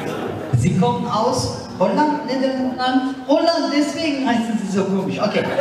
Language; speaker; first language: German; non-native, learner; Turkish